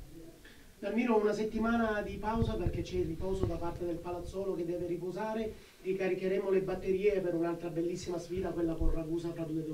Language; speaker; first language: Italian; native; Italian